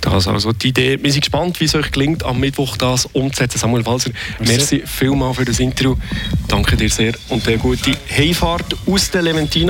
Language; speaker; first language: German; native; German